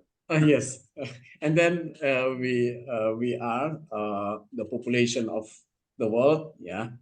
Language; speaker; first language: English; non-native, learner; Indonesian